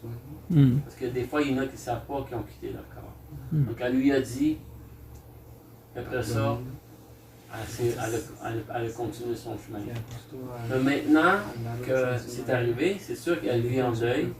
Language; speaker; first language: French; native; French